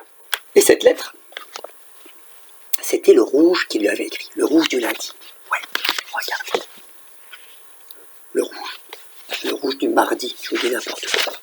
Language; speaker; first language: French; native; French